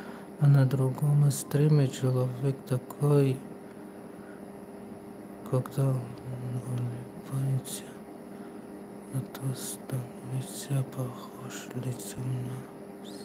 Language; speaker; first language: Russian; non-native, local second language; Tajik